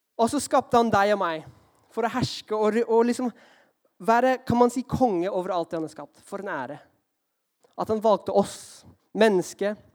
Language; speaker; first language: Norwegian; early bilingual, heritage; Norwegian